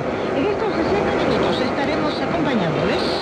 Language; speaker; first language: Spanish; native; Spanish